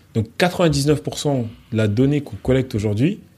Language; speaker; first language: French; native; French